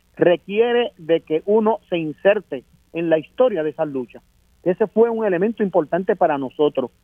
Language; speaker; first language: Spanish; native; Spanish